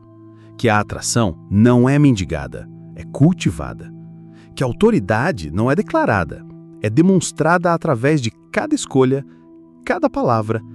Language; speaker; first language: Portuguese; native; Portuguese